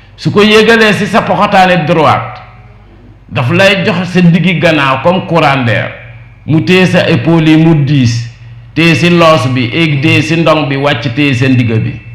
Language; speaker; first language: Wolof; non-native, local second language; Jola-Fonyi